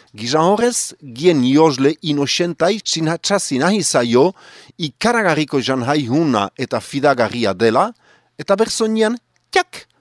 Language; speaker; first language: Basque; native; Basque